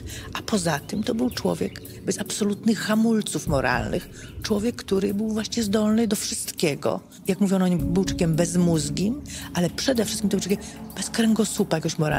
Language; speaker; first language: Polish; native; Polish